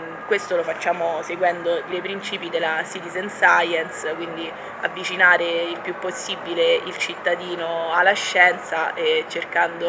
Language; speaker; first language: Italian; native; Italian